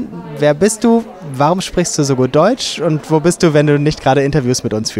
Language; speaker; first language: German; native; German